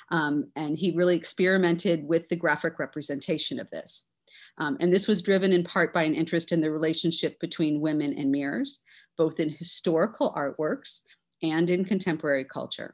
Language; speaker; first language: English; native; English